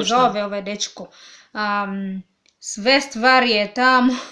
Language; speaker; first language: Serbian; non-native, learner; English